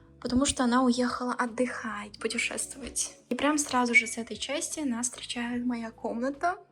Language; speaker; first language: Russian; early bilingual, heritage; Russian